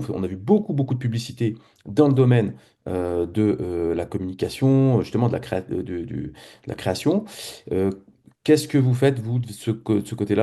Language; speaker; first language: French; native; French